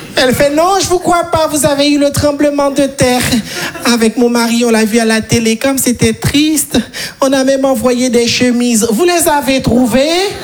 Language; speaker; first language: French; non-native, local second language; Haitian Creole